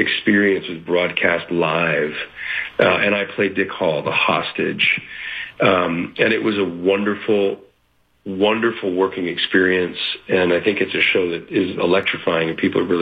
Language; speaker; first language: English; native; English